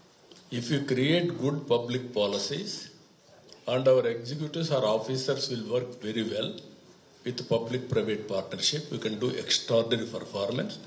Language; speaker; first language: English; non-native, local second language; Telugu